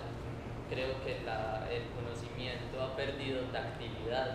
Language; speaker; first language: Spanish; native; Spanish